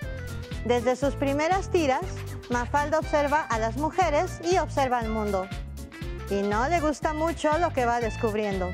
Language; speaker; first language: Spanish; native; Spanish